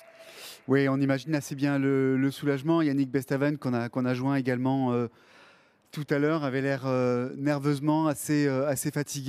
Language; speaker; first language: French; native; French